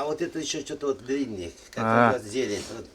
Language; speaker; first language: Russian; non-native, fluent; Uzbek